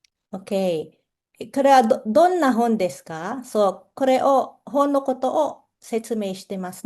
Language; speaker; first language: Japanese; non-native, fluent; Filipino